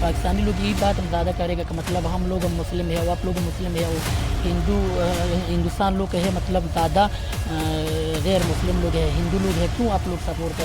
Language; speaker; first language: Hindi; non-native, learner; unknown